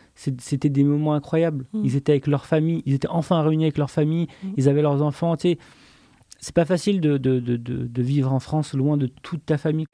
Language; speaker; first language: French; native; French